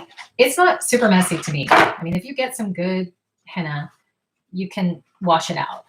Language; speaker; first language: English; native; English